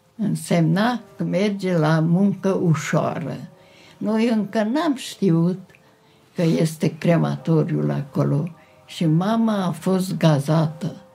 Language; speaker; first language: Romanian; non-native, local second language; Hungarian